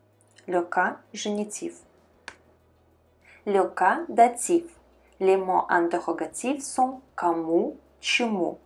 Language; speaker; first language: French; non-native, fluent; Russian